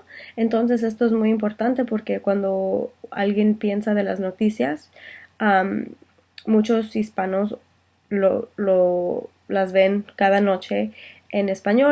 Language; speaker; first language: Spanish; early bilingual, heritage; Spanish